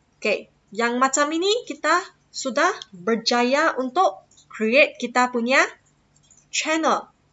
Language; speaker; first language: Malay; non-native, local second language; Chinese